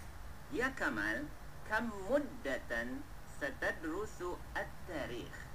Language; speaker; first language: Arabic; non-native, fluent; Malay